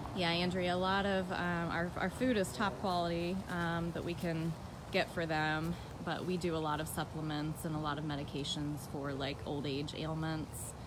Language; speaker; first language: English; native; English